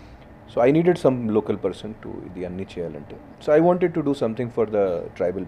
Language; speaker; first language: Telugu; non-native, local second language; Hindi